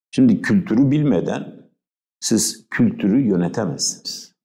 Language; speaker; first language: Turkish; non-native, local second language; Kurdish